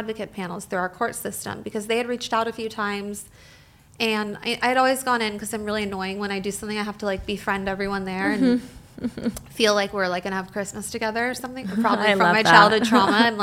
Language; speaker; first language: English; native; English